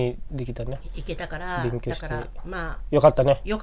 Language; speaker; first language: Japanese; non-native, fluent; Indonesian